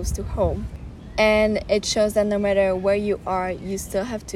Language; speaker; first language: English; non-native, fluent; Polish